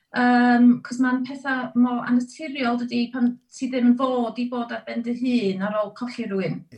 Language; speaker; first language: Welsh; native; Welsh